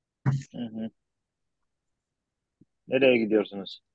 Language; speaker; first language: Turkish; non-native, learner; Kyrgyz